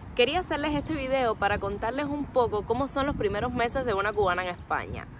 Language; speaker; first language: Spanish; native; Spanish